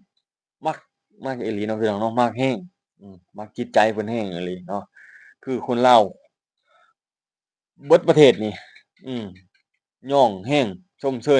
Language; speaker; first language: Thai; non-native, local second language; Northeastern Thai